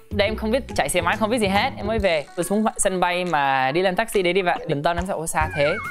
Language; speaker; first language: Vietnamese; early bilingual, heritage; Vietnamese